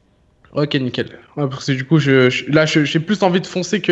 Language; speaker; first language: French; native; French